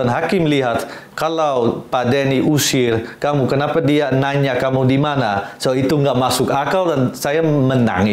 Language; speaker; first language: Indonesian; non-native, fluent; Dutch